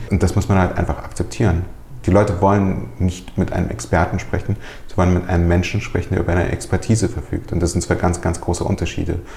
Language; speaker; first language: German; early bilingual, other home language; Russian